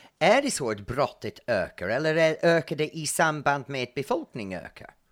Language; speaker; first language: Swedish; non-native, fluent; English